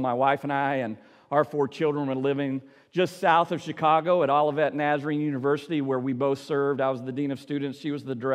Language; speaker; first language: English; native; English